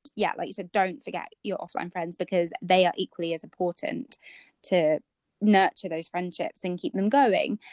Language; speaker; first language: English; native; English